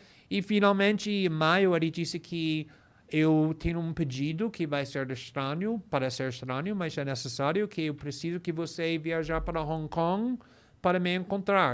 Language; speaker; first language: Portuguese; non-native, fluent; English